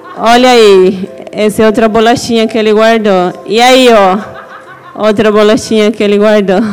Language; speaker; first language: Portuguese; non-native, fluent; Spanish